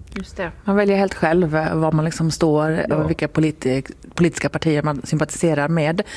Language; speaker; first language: Swedish; native; Swedish